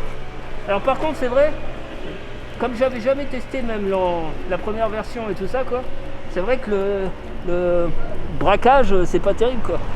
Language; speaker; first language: French; native; French